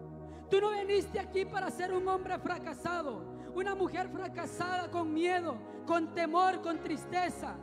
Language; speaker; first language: Spanish; native; Spanish